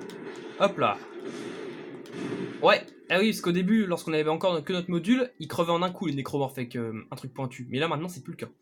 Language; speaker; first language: French; native; French